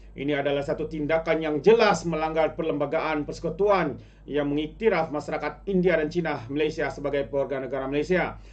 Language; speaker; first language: Malay; non-native, local second language; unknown